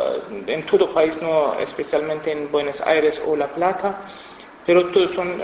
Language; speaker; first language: Spanish; non-native, fluent; Persian